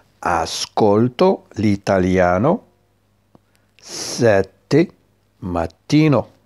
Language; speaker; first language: Italian; non-native, fluent; Arabic